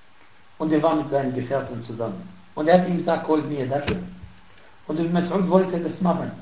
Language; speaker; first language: German; non-native, fluent; Arabic